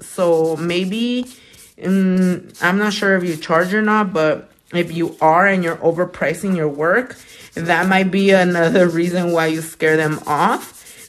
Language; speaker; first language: English; early bilingual, other home language; Spanish